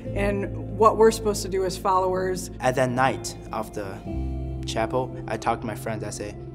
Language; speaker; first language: English; non-native, fluent; Chinese